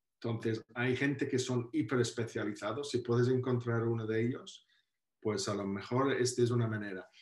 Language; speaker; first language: Spanish; non-native, fluent; Welsh